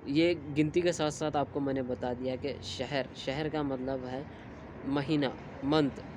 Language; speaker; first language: Urdu; native; Urdu